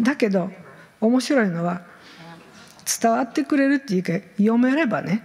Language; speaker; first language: Japanese; non-native, fluent; Bulgarian